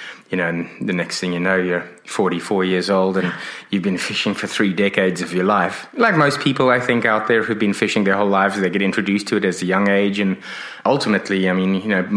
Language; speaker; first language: English; native; English